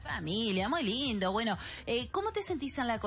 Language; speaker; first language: Spanish; native; Spanish